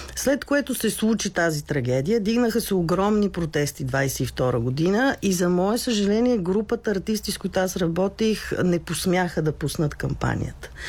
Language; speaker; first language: Bulgarian; native; Bulgarian